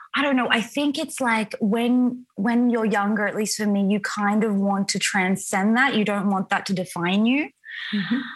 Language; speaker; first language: English; native; English